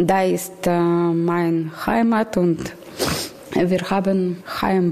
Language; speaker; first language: German; non-native, learner; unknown